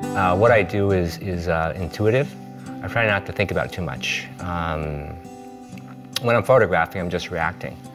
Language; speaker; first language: English; native; English